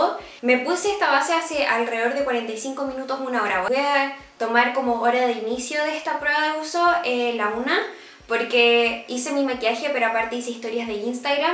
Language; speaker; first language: Spanish; native; Spanish